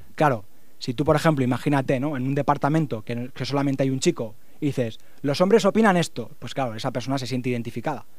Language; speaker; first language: Spanish; native; Spanish